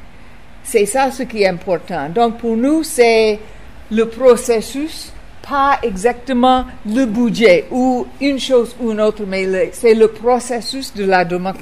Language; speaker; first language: French; non-native, fluent; English